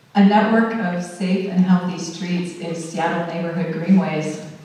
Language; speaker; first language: English; native; English